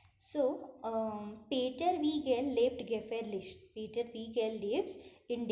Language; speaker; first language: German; non-native, fluent; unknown